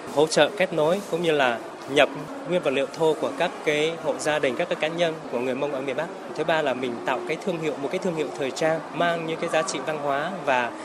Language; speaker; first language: Vietnamese; non-native, local second language; Hmong